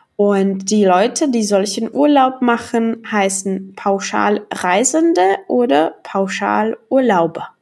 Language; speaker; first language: German; non-native, fluent; Czech